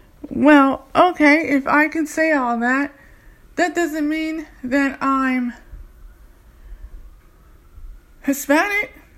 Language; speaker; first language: English; native; English